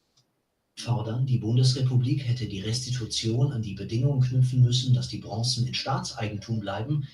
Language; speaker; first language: German; native; German